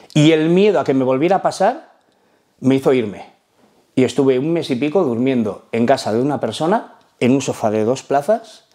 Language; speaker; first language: Spanish; non-native, fluent; Arabic